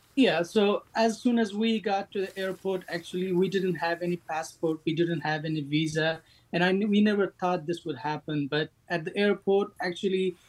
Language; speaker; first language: English; non-native, fluent; Persian